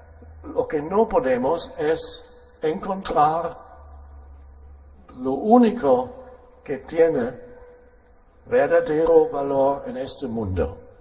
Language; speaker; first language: Spanish; non-native, fluent; German